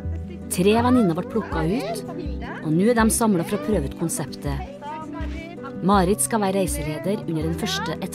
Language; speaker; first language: Norwegian; native; Norwegian